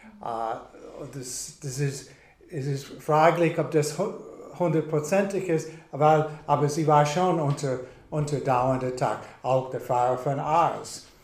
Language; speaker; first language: German; non-native, fluent; English